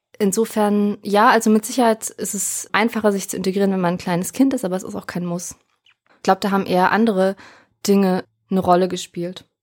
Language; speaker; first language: German; early bilingual, other home language; Russian